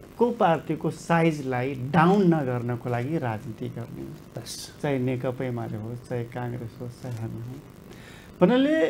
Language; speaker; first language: Nepali; non-native, local second language; Rana Tharu